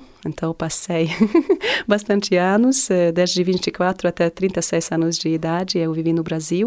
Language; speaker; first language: Portuguese; non-native, fluent; Hungarian